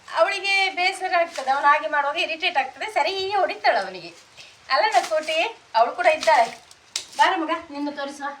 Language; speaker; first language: Kannada; non-native, local second language; Tulu